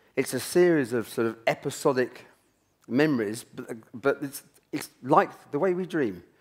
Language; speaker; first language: English; native; English